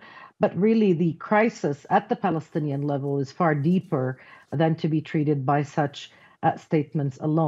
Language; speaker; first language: English; non-native, fluent; Arabic